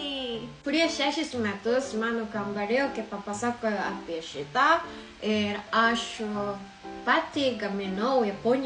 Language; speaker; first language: Lithuanian; non-native, learner; Japanese